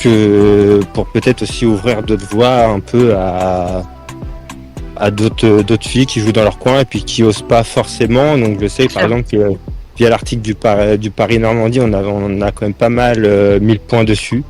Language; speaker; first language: French; native; French